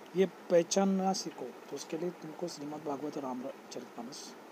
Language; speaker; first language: Hindi; non-native, local second language; Marathi